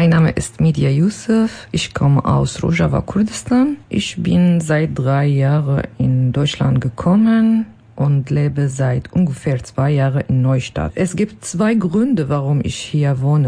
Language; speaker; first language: German; non-native, learner; Kurdish